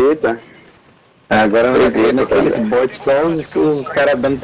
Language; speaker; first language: Portuguese; native; Portuguese